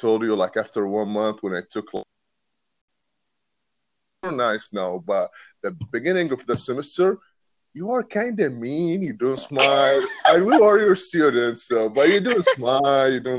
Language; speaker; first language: English; non-native, learner; Arabic